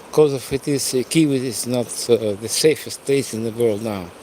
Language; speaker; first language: English; non-native, fluent; Russian